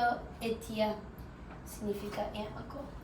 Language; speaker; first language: Spanish; non-native, learner; English